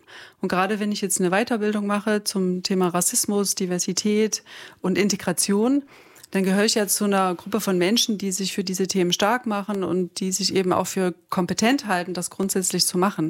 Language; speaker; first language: German; native; German